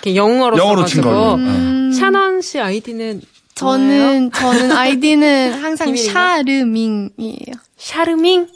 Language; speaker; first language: Korean; early bilingual, heritage; English